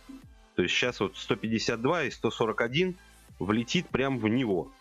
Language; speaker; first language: Russian; native; Russian